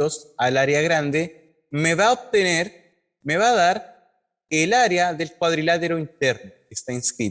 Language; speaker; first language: Spanish; native; Spanish